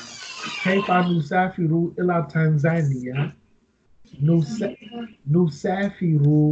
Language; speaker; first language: Arabic; non-native, learner; English